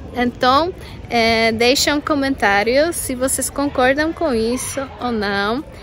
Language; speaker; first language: Portuguese; non-native, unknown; Polish